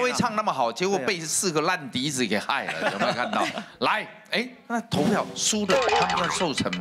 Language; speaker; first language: Chinese; native; Chinese